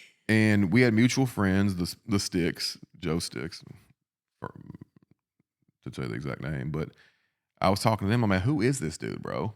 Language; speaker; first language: English; native; English